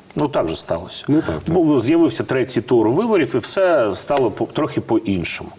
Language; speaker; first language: Ukrainian; non-native, fluent; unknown